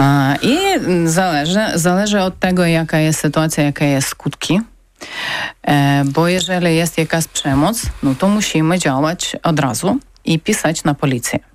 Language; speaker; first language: Polish; non-native, learner; Ukrainian